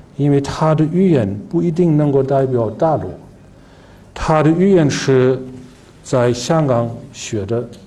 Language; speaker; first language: Chinese; non-native, fluent; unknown